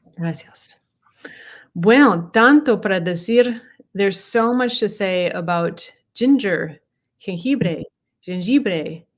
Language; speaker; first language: Spanish; non-native, learner; English